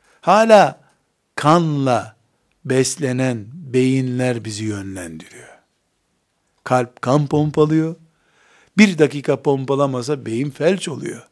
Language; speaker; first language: Turkish; native; Turkish